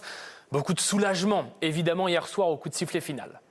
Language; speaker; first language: French; native; French